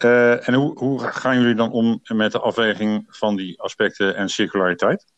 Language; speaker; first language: Dutch; native; Dutch